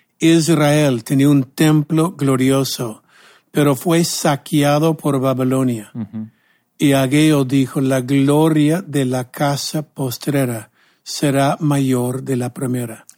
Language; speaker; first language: Spanish; non-native, fluent; English